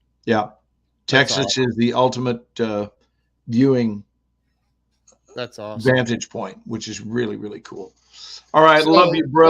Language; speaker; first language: English; native; English